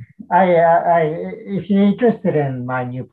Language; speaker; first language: English; non-native, fluent; Japanese